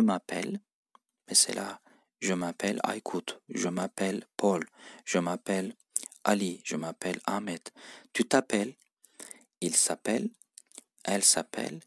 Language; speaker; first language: French; non-native, fluent; Turkish